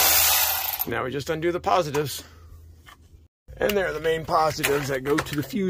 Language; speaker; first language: English; native; English